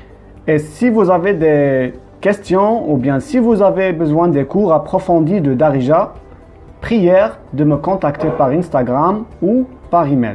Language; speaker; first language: French; non-native, local second language; Arabic